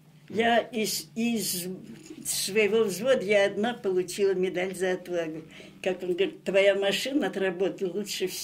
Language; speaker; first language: Russian; native; Russian